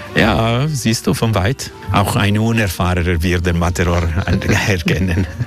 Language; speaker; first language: German; non-native, local second language; Italian